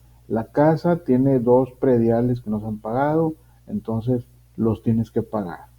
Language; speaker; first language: Spanish; native; Spanish